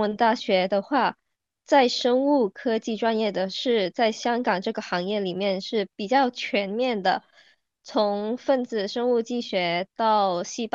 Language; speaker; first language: Chinese; non-native, local second language; Cantonese